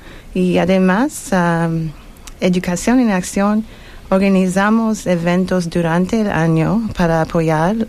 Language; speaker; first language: Spanish; non-native, learner; English